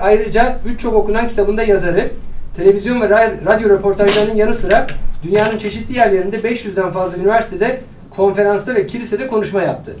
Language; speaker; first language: Turkish; native; Turkish